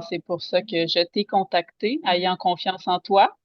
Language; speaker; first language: French; native; French